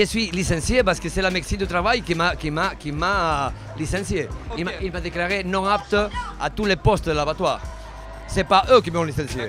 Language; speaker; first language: French; non-native, fluent; Spanish